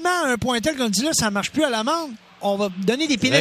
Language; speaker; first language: French; native; French